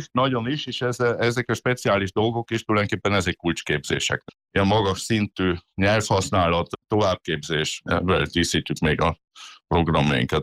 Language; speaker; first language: Hungarian; native; Hungarian